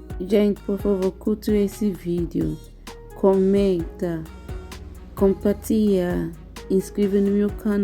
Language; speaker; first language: Portuguese; non-native, learner; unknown